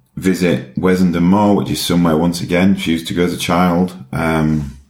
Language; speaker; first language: English; native; English